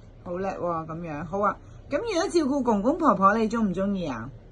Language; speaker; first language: Cantonese; native; Cantonese